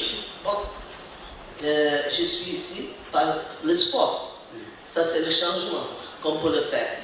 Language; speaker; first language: French; non-native, learner; Portuguese